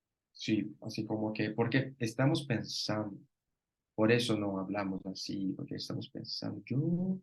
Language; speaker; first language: Spanish; non-native, fluent; Portuguese